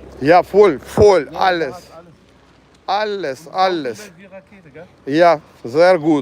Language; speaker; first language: German; non-native, learner; Ukrainian